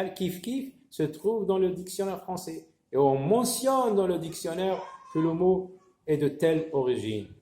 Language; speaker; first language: French; non-native, local second language; Arabic